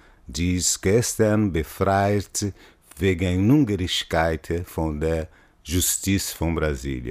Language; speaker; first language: German; non-native, fluent; Portuguese